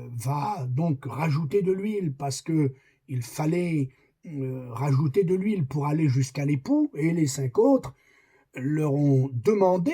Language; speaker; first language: French; native; French